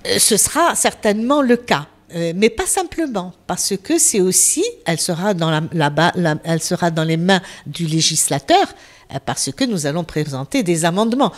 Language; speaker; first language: French; non-native, local second language; Arabic